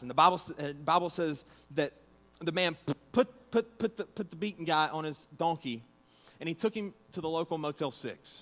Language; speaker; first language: English; native; English